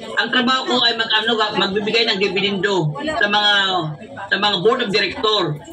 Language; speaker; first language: Filipino; non-native, local second language; Waray